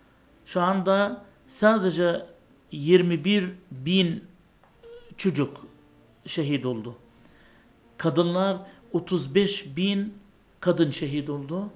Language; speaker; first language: Turkish; non-native, fluent; Arabic